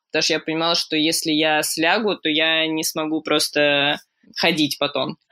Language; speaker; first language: Russian; native; Russian